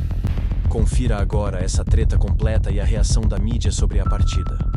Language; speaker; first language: Portuguese; native; Portuguese